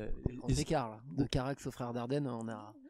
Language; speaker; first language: French; native; French